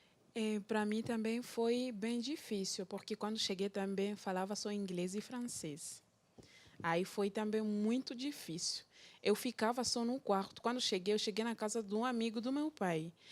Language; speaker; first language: Portuguese; non-native, fluent; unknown